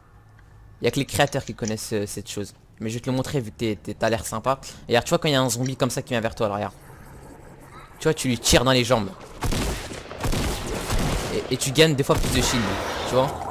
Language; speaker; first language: French; native; French